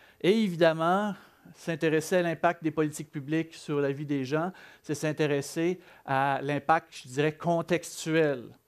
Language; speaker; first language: French; native; French